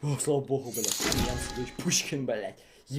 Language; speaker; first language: Russian; non-native, local second language; Kazakh